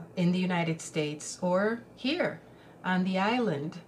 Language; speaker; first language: English; non-native, local second language; Spanish